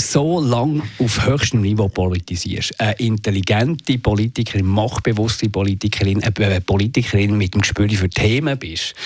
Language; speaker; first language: German; native; German